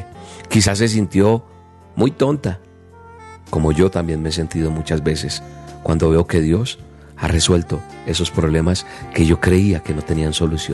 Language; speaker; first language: Spanish; native; Spanish